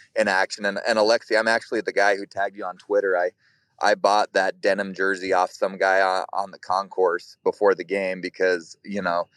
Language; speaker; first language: English; native; English